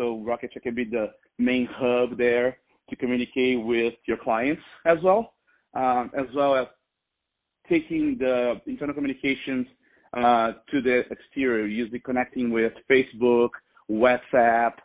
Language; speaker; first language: English; non-native, fluent; Portuguese